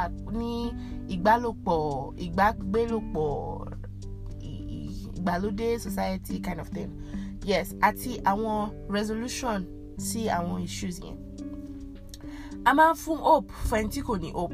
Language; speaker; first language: English; non-native, local second language; Yoruba